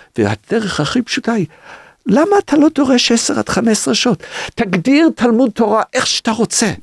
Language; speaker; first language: Hebrew; early bilingual, other home language; English